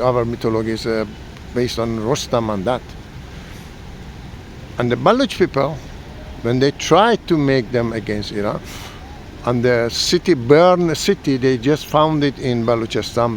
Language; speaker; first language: English; non-native, learner; Persian